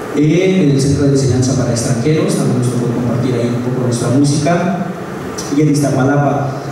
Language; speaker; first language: Spanish; non-native, local second language; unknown